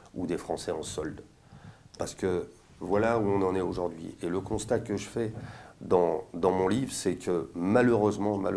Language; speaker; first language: French; native; French